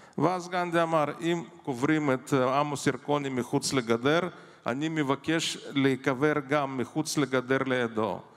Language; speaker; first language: Hebrew; non-native, fluent; Russian